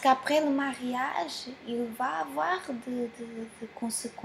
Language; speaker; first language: French; non-native, fluent; Portuguese